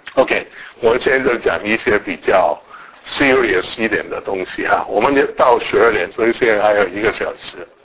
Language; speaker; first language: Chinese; non-native, local second language; Cantonese